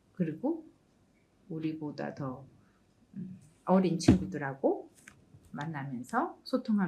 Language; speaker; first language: Korean; native; Korean